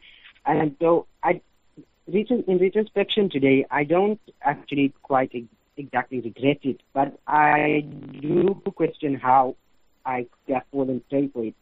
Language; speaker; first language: English; native; English